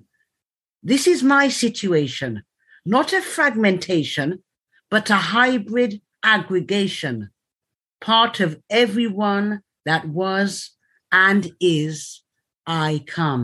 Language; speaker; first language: English; native; English